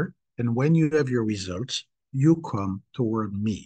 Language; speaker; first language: English; non-native, fluent; French